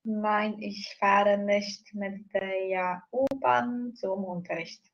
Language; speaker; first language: German; non-native, learner; Polish